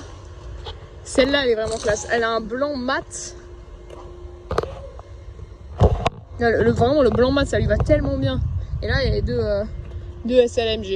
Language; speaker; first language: French; native; French